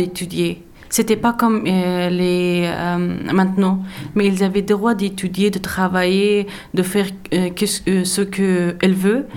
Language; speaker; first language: French; non-native, learner; Persian